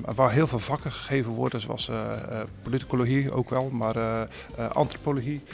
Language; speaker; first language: Dutch; native; Dutch